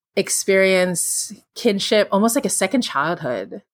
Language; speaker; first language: English; non-native, local second language; Filipino